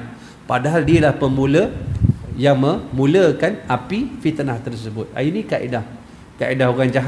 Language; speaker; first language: Malay; native; Malay